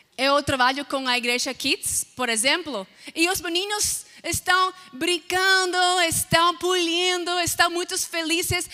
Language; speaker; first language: Portuguese; non-native, fluent; English